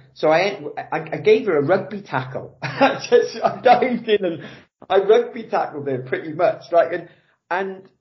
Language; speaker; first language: English; native; English